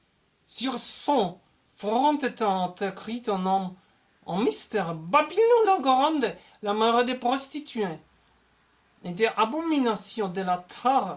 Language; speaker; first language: French; non-native, learner; German